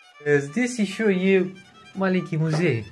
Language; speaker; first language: Russian; non-native, local second language; Romanian